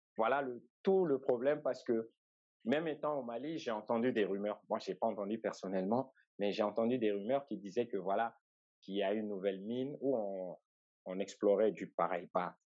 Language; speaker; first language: French; non-native, local second language; Bambara